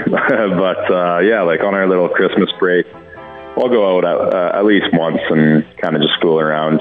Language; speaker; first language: English; native; English